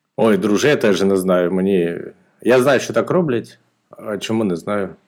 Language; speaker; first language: Ukrainian; non-native, local second language; Russian